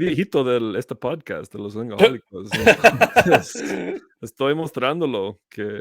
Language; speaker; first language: Spanish; non-native, fluent; English